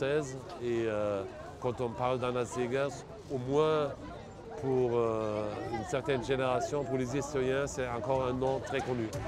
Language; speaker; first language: French; non-native, fluent; German